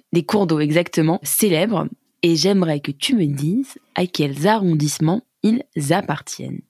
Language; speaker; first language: French; native; French